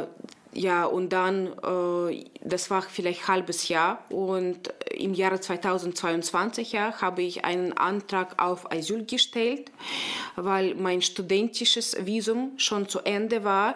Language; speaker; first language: German; non-native, local second language; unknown